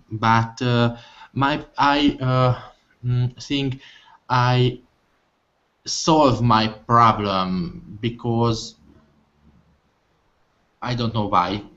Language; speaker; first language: English; non-native, learner; Hungarian